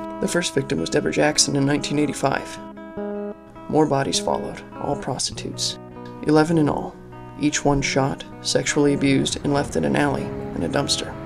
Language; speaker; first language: English; native; English